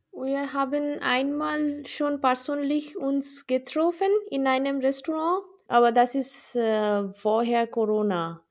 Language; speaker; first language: German; non-native, learner; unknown